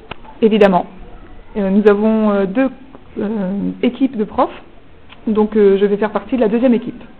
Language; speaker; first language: French; native; French